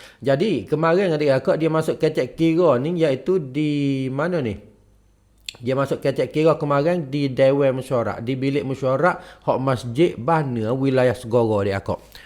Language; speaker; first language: Malay; native; Malay